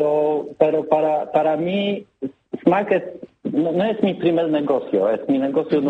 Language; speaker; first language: Spanish; non-native, learner; Polish